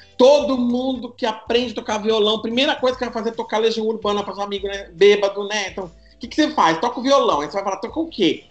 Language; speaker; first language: Portuguese; native; Portuguese